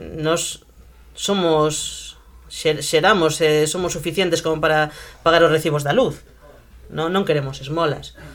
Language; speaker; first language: Galician; native; Galician